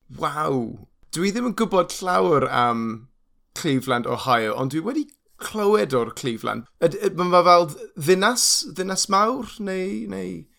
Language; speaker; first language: Welsh; non-native, learner; English